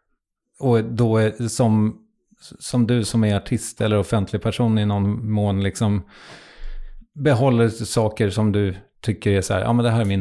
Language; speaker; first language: Swedish; native; Swedish